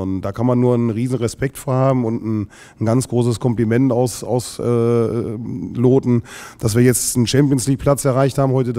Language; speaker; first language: German; native; German